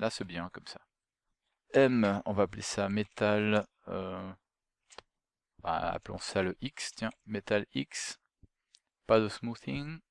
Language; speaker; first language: French; native; French